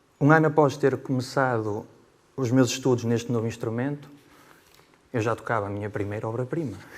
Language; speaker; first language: Portuguese; native; Portuguese